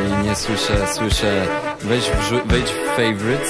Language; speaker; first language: Polish; native; Polish